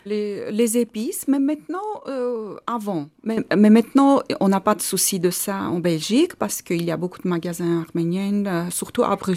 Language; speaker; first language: French; non-native, fluent; Armenian